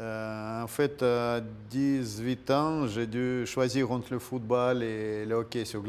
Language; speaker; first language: French; non-native, fluent; Russian